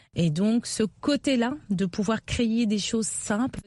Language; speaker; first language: French; non-native, local second language; Lingala